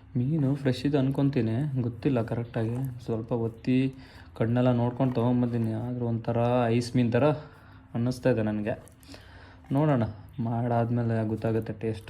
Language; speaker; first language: Kannada; native; Kannada